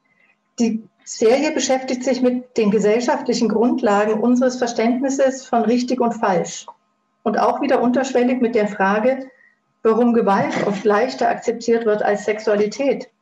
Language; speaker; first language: German; native; German